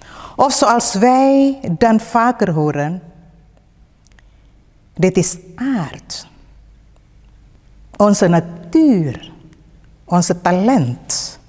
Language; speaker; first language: Dutch; non-native, fluent; Indonesian